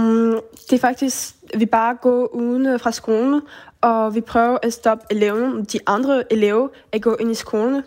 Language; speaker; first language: Danish; early bilingual, heritage; Danish